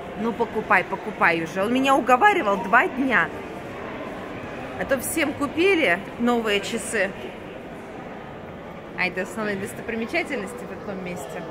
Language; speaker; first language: Russian; native; Russian